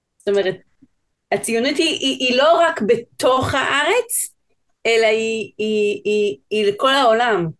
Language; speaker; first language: Hebrew; non-native, fluent; Spanish